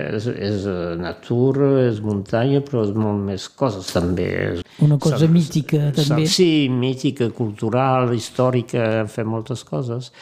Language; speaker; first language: Catalan; non-native, local second language; French